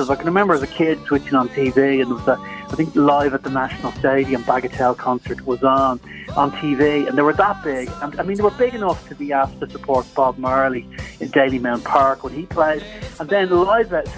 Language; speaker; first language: English; native; English